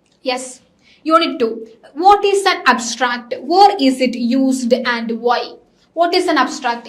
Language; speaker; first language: English; non-native, local second language; Malayalam